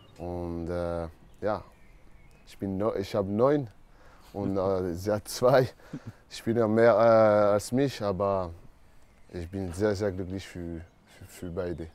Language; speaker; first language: German; non-native, learner; French